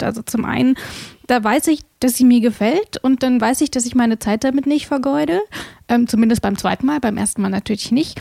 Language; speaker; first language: German; native; German